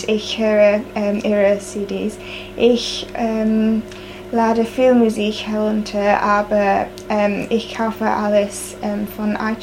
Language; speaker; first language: German; non-native, learner; English